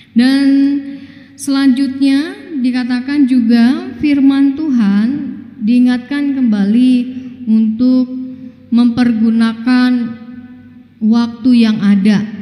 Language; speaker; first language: Indonesian; non-native, local second language; Batak Toba